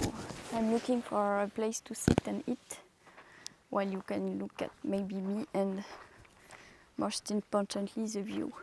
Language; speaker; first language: English; non-native, fluent; French